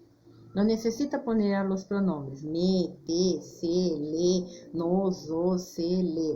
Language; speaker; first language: Spanish; non-native, fluent; Portuguese